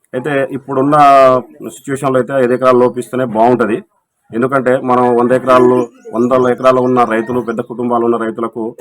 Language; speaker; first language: Telugu; non-native, local second language; Lambadi